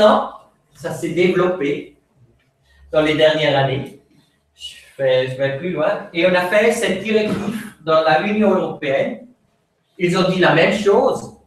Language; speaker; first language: French; non-native, fluent; Swiss German